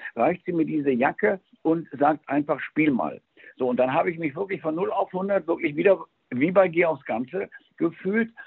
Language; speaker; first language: German; early bilingual, other home language; Spanish